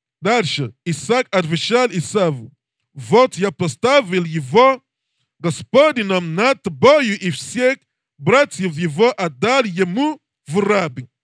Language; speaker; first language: Russian; non-native, learner; English